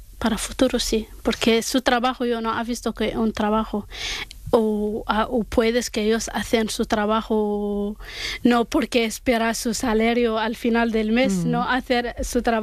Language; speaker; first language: Spanish; non-native, learner; Arabic